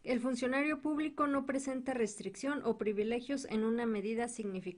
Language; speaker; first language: Spanish; native; Spanish